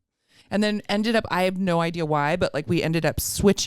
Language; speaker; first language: English; native; English